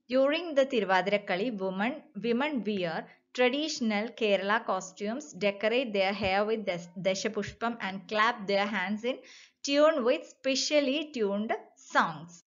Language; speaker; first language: English; non-native, local second language; Malayalam